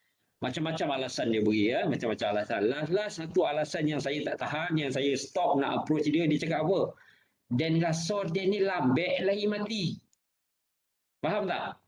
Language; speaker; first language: Malay; native; Malay